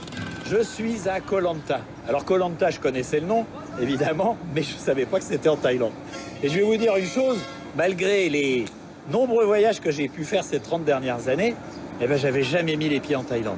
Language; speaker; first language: French; native; French